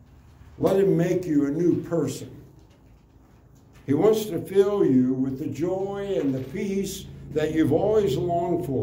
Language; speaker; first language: English; native; English